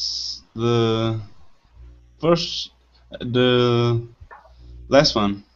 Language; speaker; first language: English; non-native, learner; Portuguese